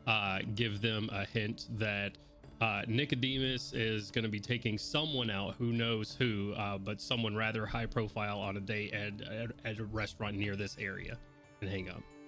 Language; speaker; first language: English; native; English